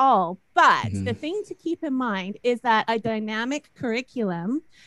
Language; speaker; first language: English; native; English